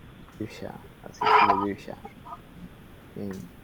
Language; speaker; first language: German; non-native, fluent; Spanish